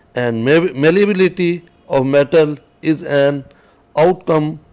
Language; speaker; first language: English; non-native, local second language; Urdu